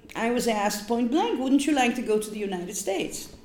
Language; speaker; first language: English; non-native, fluent; Polish